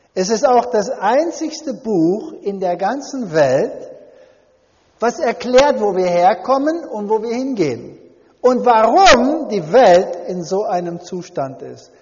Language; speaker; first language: German; early bilingual, heritage; German